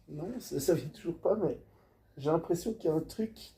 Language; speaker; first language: French; native; French